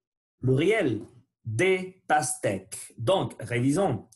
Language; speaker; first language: French; non-native, learner; Spanish